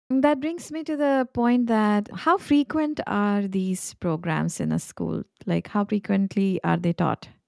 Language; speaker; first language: English; non-native, local second language; Hindi